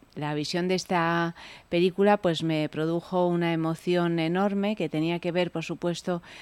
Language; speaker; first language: Spanish; early bilingual, other home language; Italian